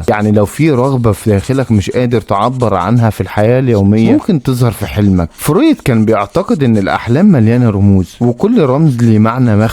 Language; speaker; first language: Arabic; native; Arabic